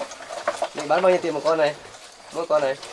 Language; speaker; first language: Vietnamese; native; Vietnamese